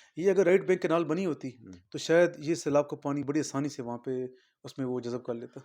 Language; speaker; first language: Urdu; non-native, local second language; Punjabi